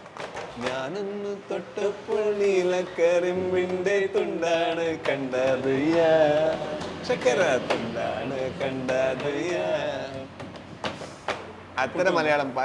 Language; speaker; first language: Malayalam; non-native, learner; Kannada